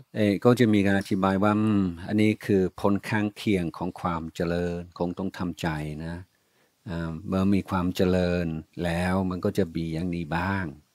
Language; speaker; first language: Thai; non-native, fluent; English